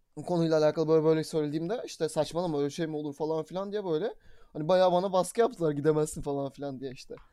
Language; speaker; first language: Turkish; native; Turkish